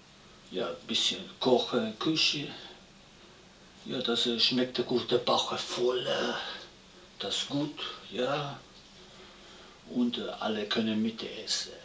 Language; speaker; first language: German; non-native, learner; Italian